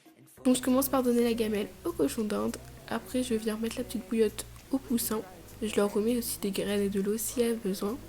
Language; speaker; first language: French; native; French